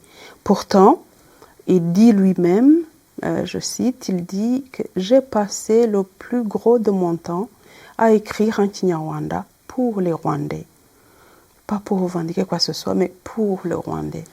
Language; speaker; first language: French; non-native, local second language; Kinyarwanda